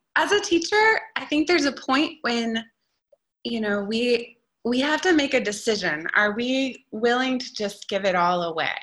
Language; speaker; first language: English; native; English